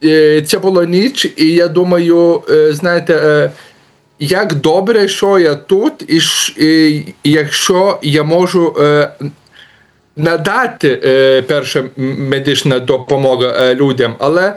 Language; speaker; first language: Ukrainian; non-native, learner; Lithuanian